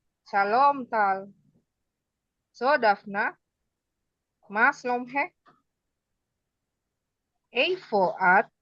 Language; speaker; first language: Hebrew; non-native, learner; Indonesian